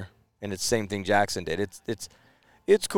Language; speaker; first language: English; native; English